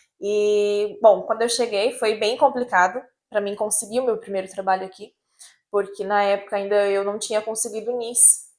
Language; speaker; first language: Portuguese; native; Portuguese